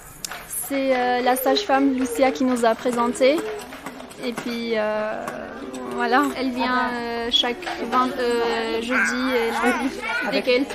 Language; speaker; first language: French; early bilingual, other home language; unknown